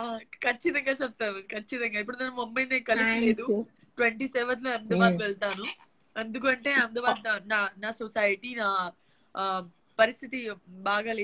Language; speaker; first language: Telugu; non-native, learner; Gujarati